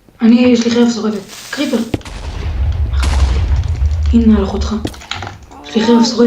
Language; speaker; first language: Hebrew; native; Hebrew